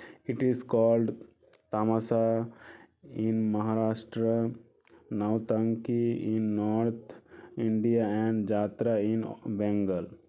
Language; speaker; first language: English; non-native, local second language; Bangla